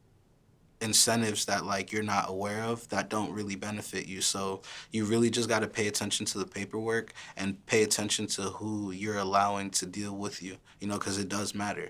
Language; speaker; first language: English; early bilingual, other home language; Haitian Creole